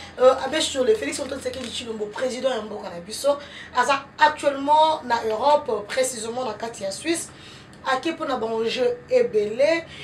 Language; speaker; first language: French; non-native, local second language; Lingala